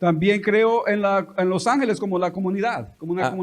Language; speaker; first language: Spanish; native; Spanish